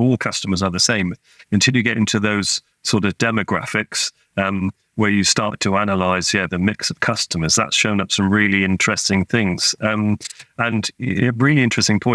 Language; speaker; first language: English; native; English